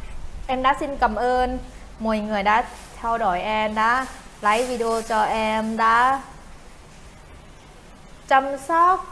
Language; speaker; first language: Vietnamese; non-native, learner; Thai